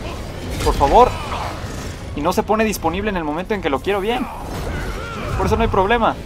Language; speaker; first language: Spanish; native; Spanish